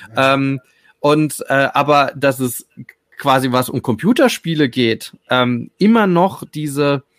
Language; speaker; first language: German; native; German